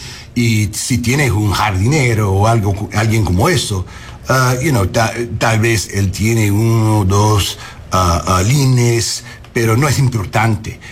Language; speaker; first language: Spanish; non-native, learner; English